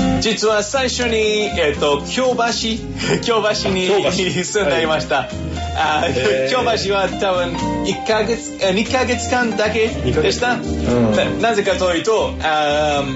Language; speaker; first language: Japanese; non-native, fluent; English